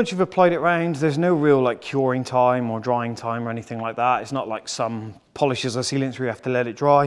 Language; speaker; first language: English; native; English